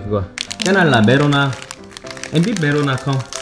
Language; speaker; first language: Vietnamese; non-native, fluent; Korean